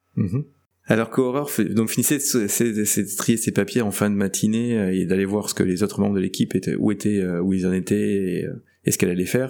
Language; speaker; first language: French; native; French